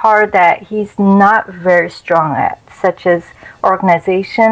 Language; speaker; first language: English; non-native, fluent; Chinese